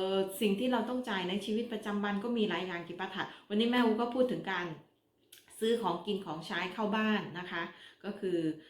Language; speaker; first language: Thai; native; Thai